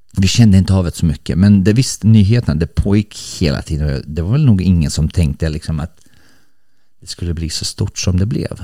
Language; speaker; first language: Swedish; early bilingual, other home language; Bosnian